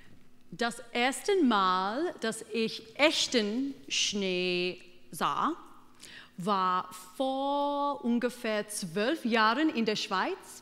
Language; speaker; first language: German; non-native, fluent; English